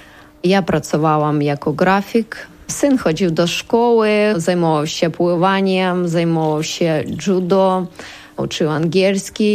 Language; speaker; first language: Polish; non-native, learner; Ukrainian